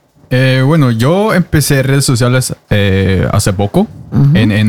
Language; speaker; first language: Spanish; non-native, fluent; Norwegian